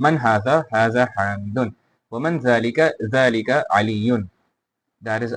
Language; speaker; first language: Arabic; non-native, fluent; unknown